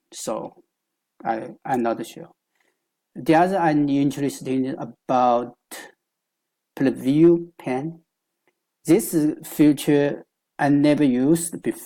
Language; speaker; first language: English; non-native, learner; Chinese